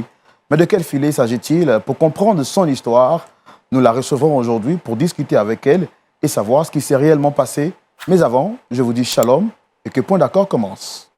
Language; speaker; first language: French; native; French